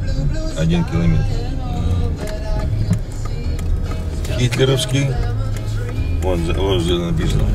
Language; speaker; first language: Russian; native; Russian